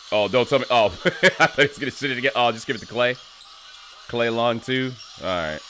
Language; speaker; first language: English; native; English